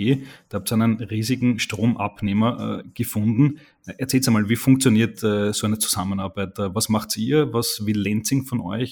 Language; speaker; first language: German; native; German